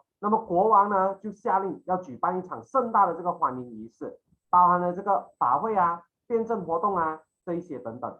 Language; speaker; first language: Chinese; native; Chinese